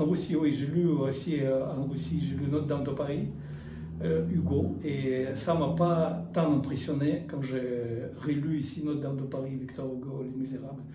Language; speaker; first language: French; non-native, fluent; Russian